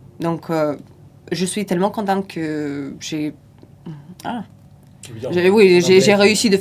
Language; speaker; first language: French; non-native, fluent; Russian